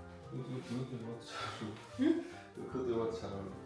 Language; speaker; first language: Korean; native; Korean